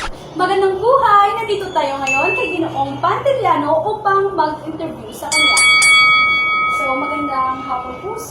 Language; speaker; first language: Filipino; non-native, local second language; Hiligaynon